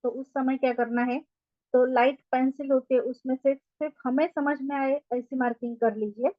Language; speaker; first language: Hindi; non-native, local second language; Marathi